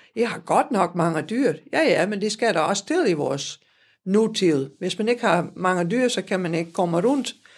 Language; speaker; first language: Danish; non-native, fluent; Dutch